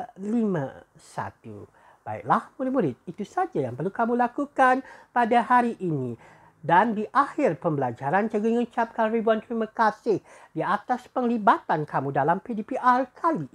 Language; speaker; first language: Malay; native; Malay